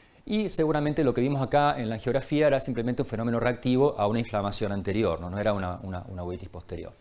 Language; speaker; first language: Spanish; native; Spanish